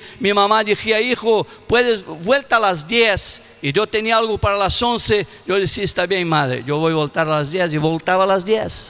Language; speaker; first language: Spanish; non-native, learner; Portuguese